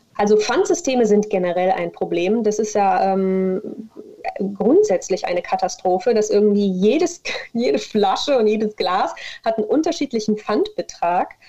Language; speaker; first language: German; native; German